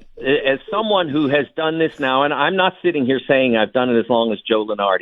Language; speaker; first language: English; native; English